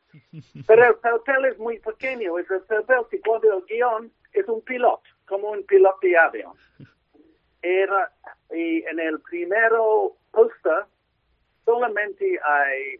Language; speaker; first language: Spanish; non-native, learner; English